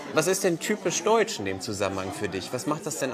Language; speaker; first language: German; native; German